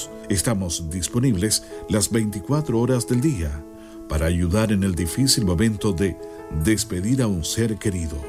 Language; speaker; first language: Spanish; native; Spanish